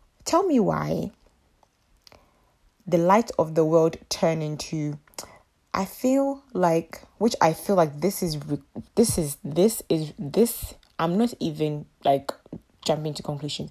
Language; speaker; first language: English; non-native, local second language; Akan